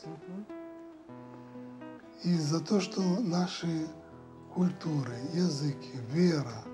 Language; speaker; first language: Ukrainian; early bilingual, heritage; Serbian